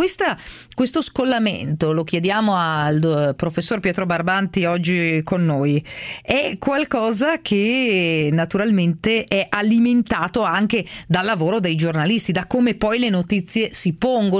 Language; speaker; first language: Italian; native; Italian